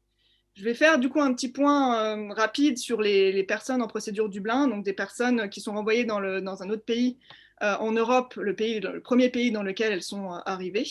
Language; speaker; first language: French; native; French